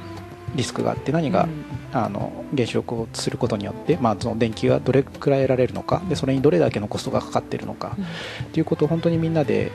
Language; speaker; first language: Japanese; native; Japanese